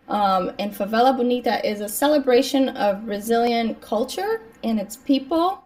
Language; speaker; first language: English; native; English